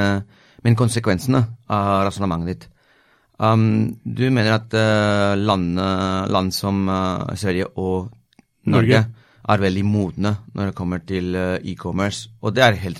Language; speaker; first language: Norwegian; non-native, fluent; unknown